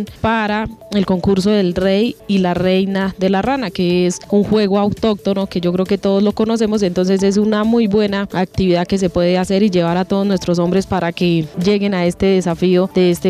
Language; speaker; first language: Spanish; native; Spanish